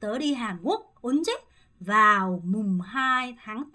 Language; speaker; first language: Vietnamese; non-native, fluent; Korean